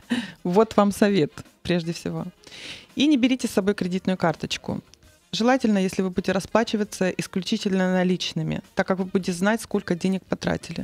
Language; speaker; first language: Russian; native; Russian